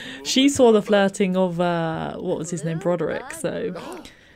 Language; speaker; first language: English; native; English